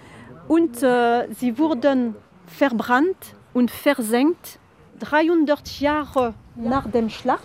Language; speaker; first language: German; non-native, fluent; French